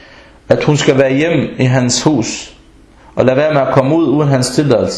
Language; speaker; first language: Danish; early bilingual, other home language; Arabic